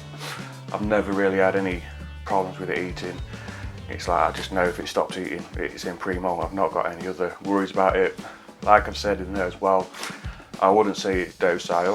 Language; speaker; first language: English; native; English